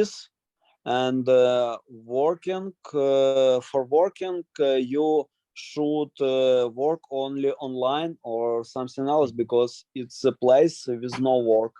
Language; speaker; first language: English; non-native, learner; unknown